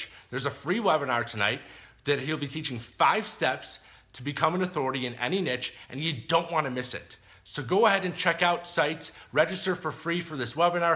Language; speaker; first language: English; native; English